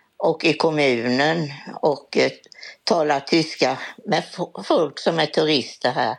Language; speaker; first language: Swedish; native; Swedish